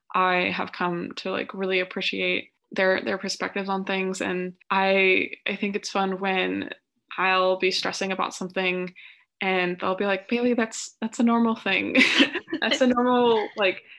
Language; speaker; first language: English; native; English